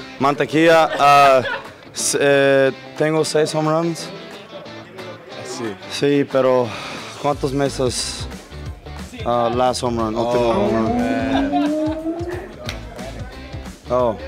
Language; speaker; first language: Spanish; non-native, learner; English